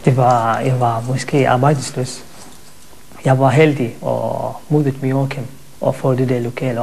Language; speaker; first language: Danish; non-native, learner; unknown